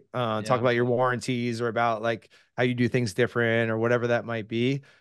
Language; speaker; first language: English; native; English